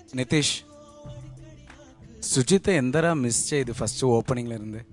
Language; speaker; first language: Malayalam; non-native, learner; Tamil